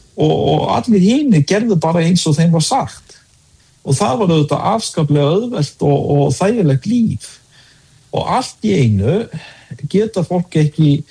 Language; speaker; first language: Icelandic; early bilingual, other home language; Danish